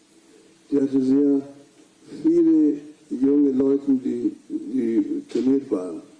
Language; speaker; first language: German; non-native, fluent; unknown